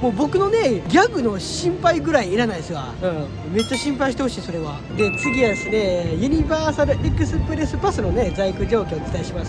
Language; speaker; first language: Japanese; native; Japanese